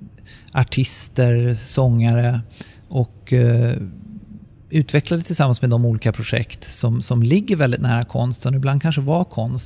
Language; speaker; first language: Swedish; native; Swedish